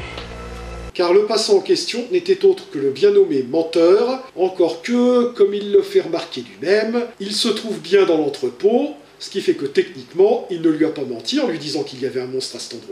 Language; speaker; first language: French; native; French